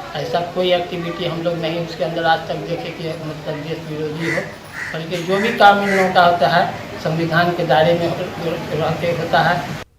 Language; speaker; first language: Hindi; native; Hindi